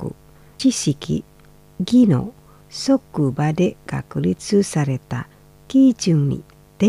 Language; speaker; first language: Japanese; non-native, fluent; Indonesian